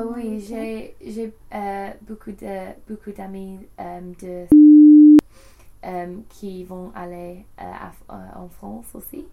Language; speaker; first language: French; non-native, learner; English